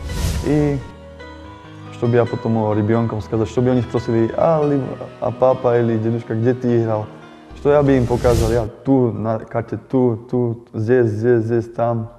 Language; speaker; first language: Russian; non-native, learner; Slovak